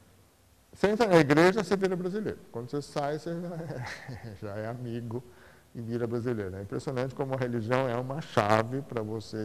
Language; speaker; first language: Portuguese; early bilingual, other home language; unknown